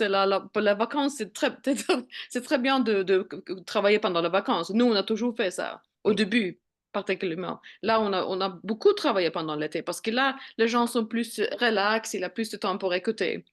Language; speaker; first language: French; non-native, fluent; Swedish